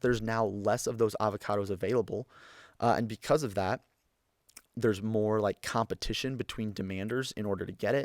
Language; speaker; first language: English; native; English